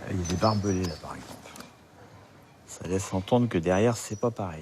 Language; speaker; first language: French; native; French